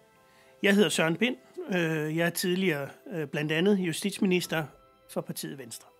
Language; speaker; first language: Danish; native; Danish